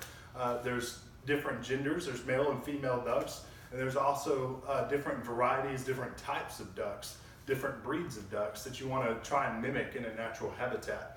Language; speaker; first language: English; native; English